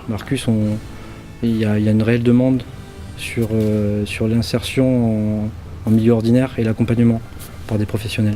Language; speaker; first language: French; native; French